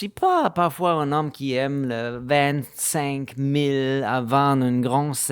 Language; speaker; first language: French; non-native, fluent; German